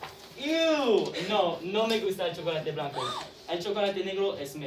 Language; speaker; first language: Spanish; non-native, learner; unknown